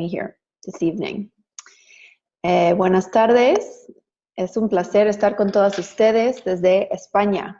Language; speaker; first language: Spanish; non-native, fluent; English